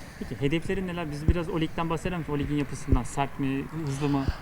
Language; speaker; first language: Turkish; native; Turkish